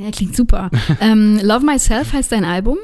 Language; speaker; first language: German; native; German